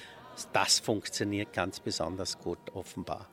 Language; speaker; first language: German; native; German